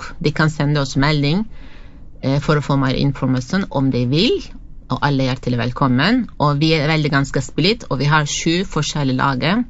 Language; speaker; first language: Norwegian; non-native, fluent; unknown